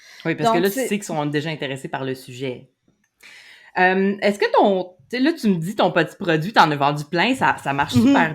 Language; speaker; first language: French; native; French